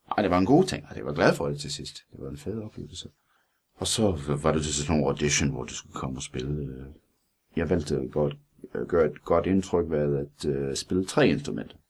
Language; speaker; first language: Danish; non-native, fluent; English